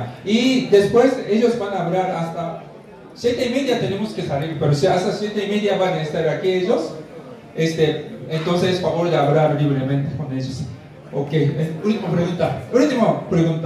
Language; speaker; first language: Spanish; non-native, learner; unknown